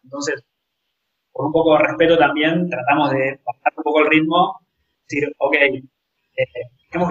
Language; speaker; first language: Spanish; native; Spanish